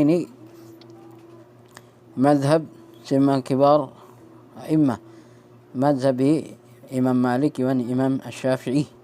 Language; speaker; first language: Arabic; non-native, fluent; Tausug